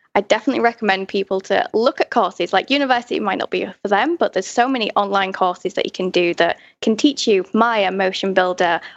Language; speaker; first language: English; native; English